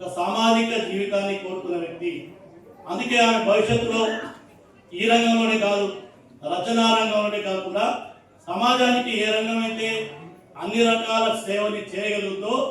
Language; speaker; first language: Telugu; native; Telugu